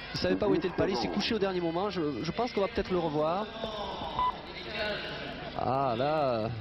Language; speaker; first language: French; native; French